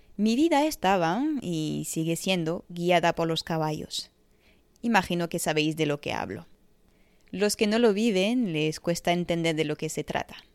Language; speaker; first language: Spanish; non-native, fluent; French